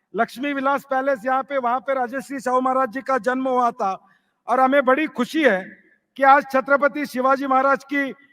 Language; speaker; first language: Hindi; non-native, local second language; Marathi